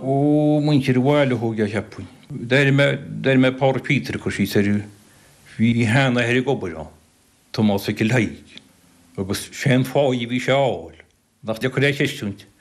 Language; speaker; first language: Irish; native; Irish